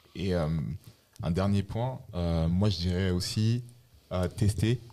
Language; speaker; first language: French; native; French